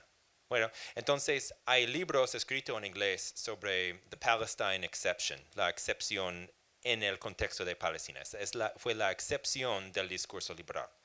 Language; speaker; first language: Spanish; non-native, fluent; English